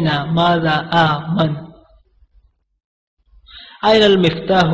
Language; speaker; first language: Arabic; non-native, fluent; Malayalam